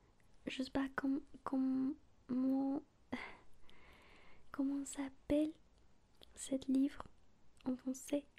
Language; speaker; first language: French; non-native, learner; Spanish